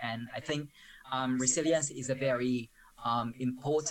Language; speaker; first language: English; non-native, local second language; Filipino